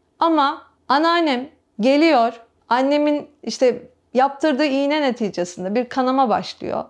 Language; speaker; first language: Turkish; native; Turkish